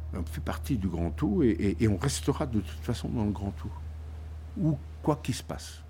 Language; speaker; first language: French; native; French